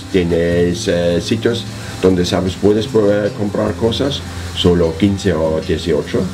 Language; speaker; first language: Spanish; non-native, learner; German